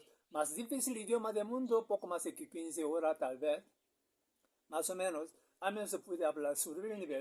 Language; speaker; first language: Spanish; non-native, learner; Korean